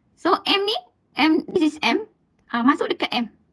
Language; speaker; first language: English; non-native, local second language; Malay